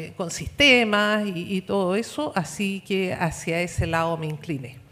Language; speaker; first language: Spanish; native; Spanish